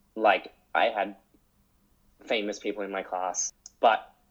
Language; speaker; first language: English; native; English